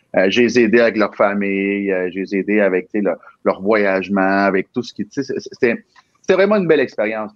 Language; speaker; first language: French; early bilingual, other home language; Spanish